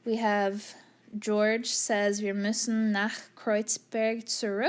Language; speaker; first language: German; non-native, fluent; English